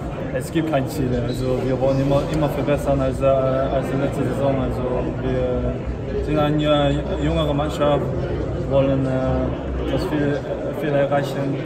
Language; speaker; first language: German; non-native, fluent; Korean